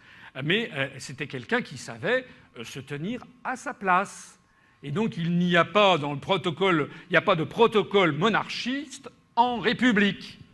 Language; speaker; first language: French; native; French